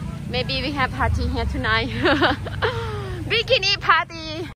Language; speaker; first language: English; non-native, learner; Thai